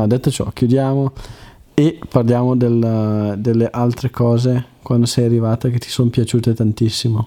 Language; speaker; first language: Italian; native; Italian